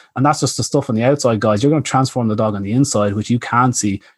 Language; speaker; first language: English; native; English